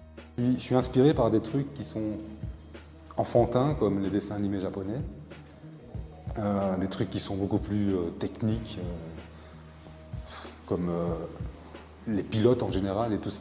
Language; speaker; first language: French; native; French